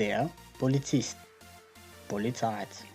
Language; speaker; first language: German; non-native, fluent; Macedonian